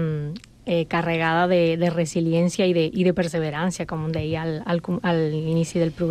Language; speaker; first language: Catalan; non-native, fluent; Spanish